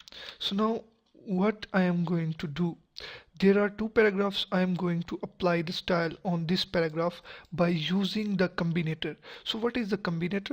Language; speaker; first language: English; non-native, local second language; Urdu